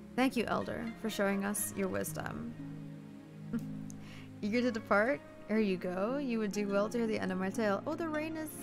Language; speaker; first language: English; native; English